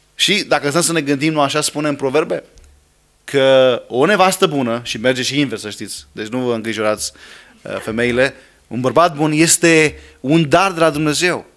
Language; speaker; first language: Romanian; non-native, fluent; English